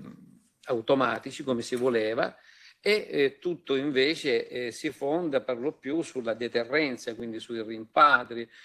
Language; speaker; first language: Italian; native; Italian